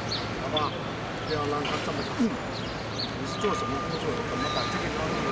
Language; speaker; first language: Chinese; native; Chinese